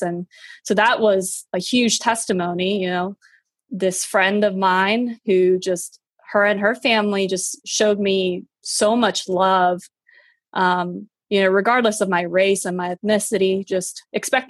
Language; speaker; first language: English; early bilingual, other home language; Korean